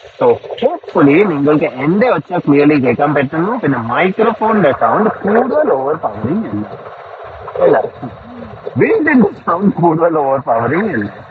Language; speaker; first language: Malayalam; early bilingual, heritage; Malayalam